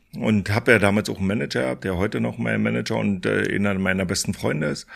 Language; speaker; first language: German; native; German